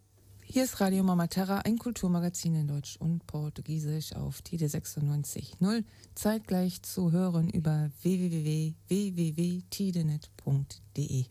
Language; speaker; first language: German; native; German